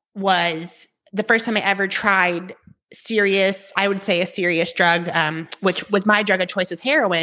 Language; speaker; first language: English; native; English